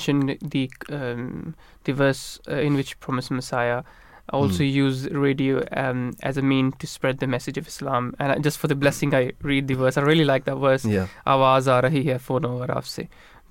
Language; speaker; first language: English; non-native, local second language; Urdu